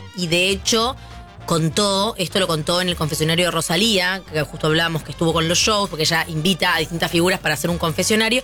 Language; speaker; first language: Spanish; native; Spanish